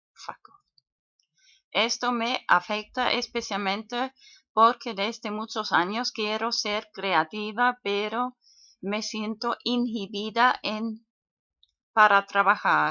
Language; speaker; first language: Spanish; non-native, fluent; German